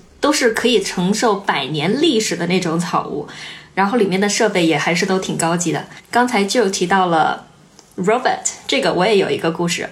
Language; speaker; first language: Chinese; native; Chinese